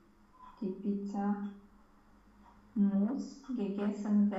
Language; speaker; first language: German; non-native, learner; Romanian